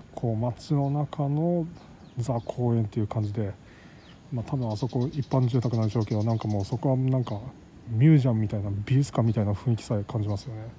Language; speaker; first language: Japanese; native; Japanese